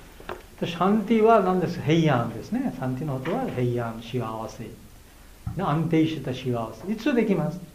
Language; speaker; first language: Japanese; non-native, learner; Bangla